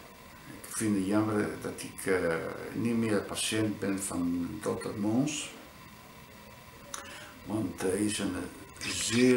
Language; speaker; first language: Dutch; non-native, fluent; Italian